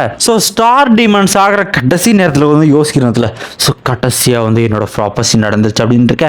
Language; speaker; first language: Tamil; native; Tamil